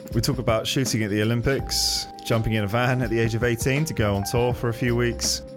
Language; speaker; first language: English; native; English